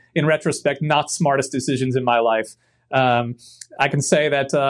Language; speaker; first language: English; native; English